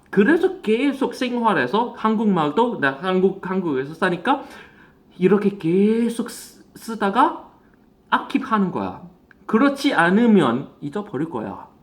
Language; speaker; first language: Korean; non-native, fluent; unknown